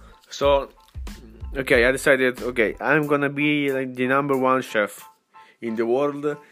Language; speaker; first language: English; non-native, learner; Ukrainian